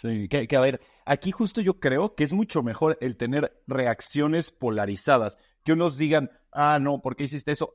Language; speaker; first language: Spanish; native; Spanish